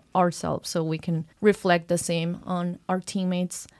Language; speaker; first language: English; non-native, fluent; Spanish